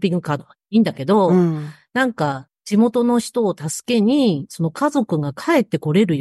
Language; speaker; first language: Japanese; native; Japanese